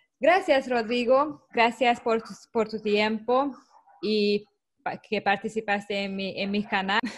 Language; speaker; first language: Spanish; non-native, learner; Hungarian